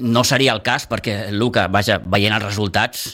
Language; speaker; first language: Catalan; native; Catalan